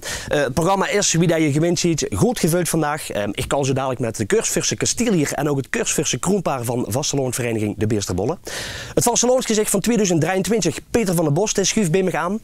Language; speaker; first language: Dutch; native; Dutch